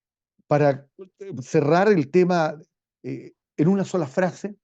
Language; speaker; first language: Spanish; native; Spanish